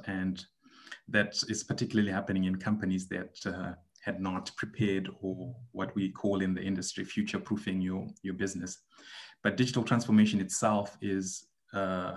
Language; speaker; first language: English; non-native, local second language; Shona